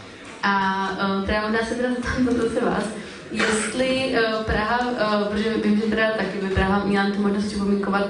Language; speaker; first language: Czech; native; Czech